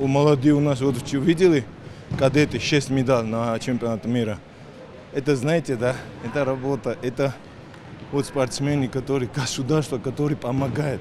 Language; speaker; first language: Russian; non-native, fluent; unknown